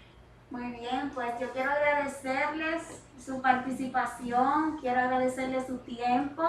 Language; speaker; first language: Spanish; native; Spanish